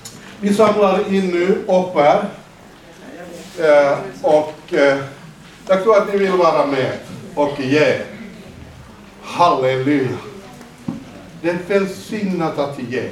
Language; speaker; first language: Swedish; non-native, fluent; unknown